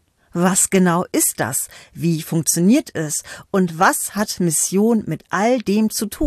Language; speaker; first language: German; native; German